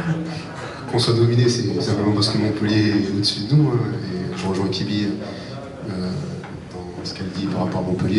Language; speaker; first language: French; native; French